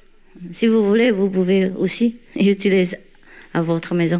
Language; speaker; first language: French; non-native, learner; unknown